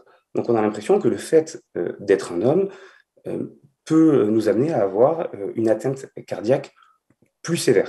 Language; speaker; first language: French; native; French